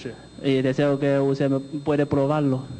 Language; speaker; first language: Spanish; non-native, local second language; Chinese